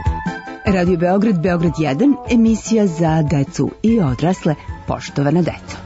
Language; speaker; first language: Serbian; native; Serbian